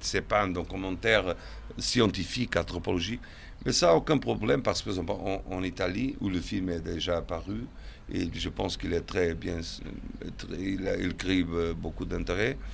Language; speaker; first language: French; non-native, fluent; Portuguese